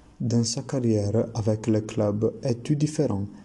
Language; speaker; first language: French; non-native, learner; Italian